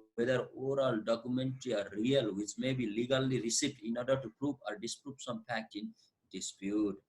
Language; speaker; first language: English; non-native, local second language; Nepali